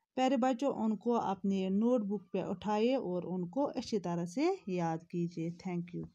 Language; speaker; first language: Urdu; non-native, local second language; Kashmiri